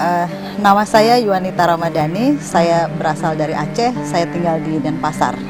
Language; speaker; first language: Indonesian; non-native, local second language; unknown